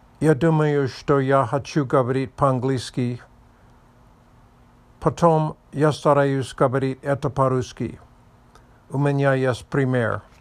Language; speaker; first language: Russian; non-native, learner; English